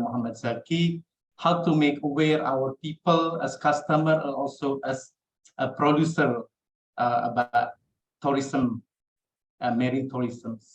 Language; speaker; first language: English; non-native, local second language; Indonesian